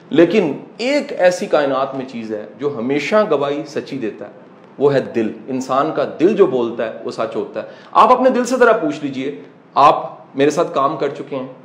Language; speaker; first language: Urdu; non-native, local second language; Punjabi